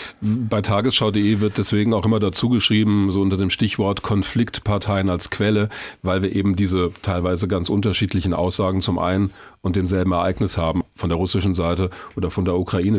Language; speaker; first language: German; native; German